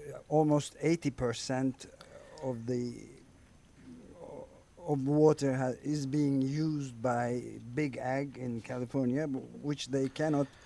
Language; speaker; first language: English; non-native, fluent; Turkish